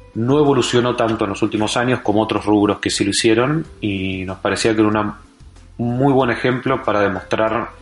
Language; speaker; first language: Spanish; native; Spanish